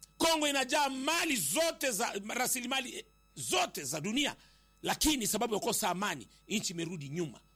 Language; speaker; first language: Swahili; native; Swahili